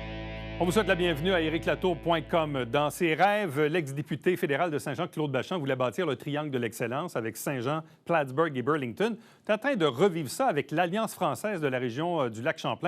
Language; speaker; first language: French; native; French